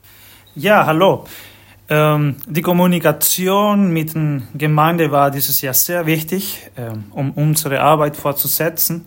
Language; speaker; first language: German; non-native, fluent; Spanish